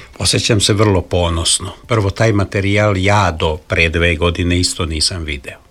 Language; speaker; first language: Serbian; non-native, local second language; Hungarian